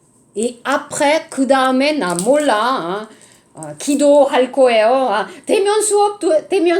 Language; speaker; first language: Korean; non-native, learner; French